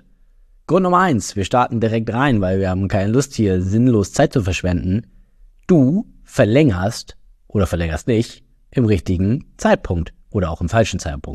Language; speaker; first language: German; native; German